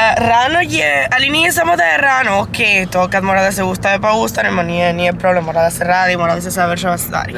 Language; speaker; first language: Bosnian; early bilingual, heritage; Bosnian